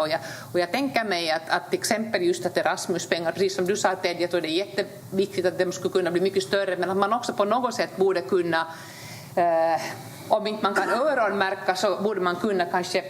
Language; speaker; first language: Swedish; native; Swedish